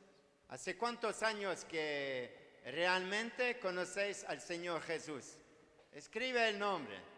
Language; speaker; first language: Spanish; non-native, learner; French